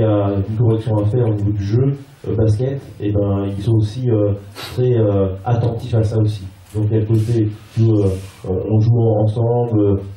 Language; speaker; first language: French; native; French